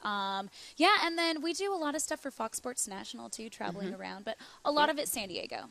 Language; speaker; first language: English; native; English